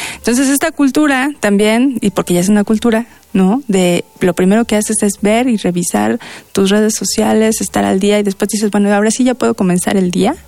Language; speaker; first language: Spanish; native; Spanish